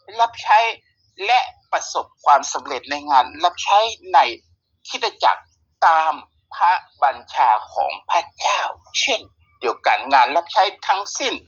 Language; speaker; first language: Thai; native; Thai